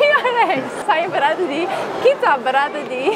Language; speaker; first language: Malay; non-native, learner; English